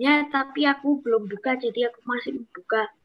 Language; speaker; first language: Indonesian; non-native, local second language; English